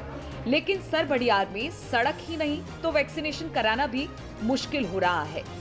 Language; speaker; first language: Hindi; native; Hindi